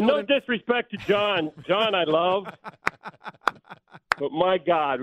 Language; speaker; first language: English; native; English